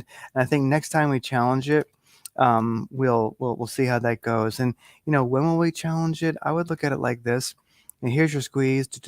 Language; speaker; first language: English; native; English